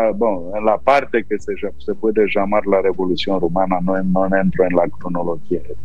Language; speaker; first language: Spanish; non-native, fluent; Romanian